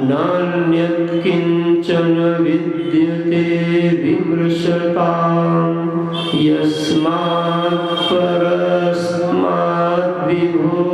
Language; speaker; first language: Hindi; native; Hindi